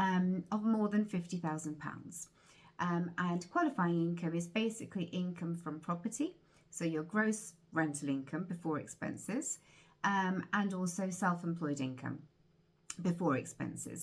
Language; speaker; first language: English; native; English